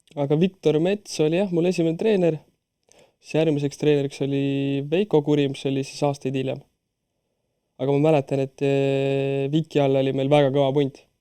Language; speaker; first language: Estonian; non-native, local second language; Russian